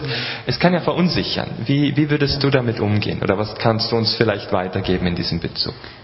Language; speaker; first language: German; native; German